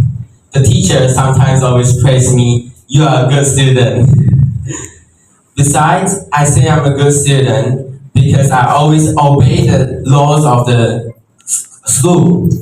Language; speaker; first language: English; non-native, local second language; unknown